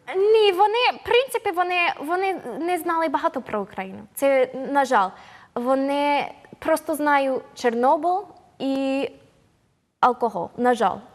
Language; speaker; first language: Ukrainian; non-native, learner; English